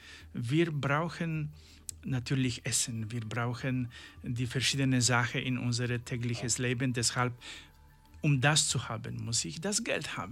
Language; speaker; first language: German; non-native, learner; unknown